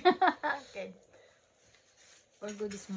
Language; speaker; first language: English; non-native, learner; Filipino